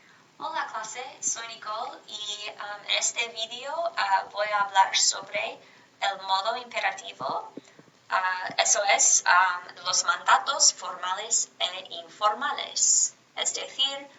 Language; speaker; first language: Spanish; non-native, fluent; English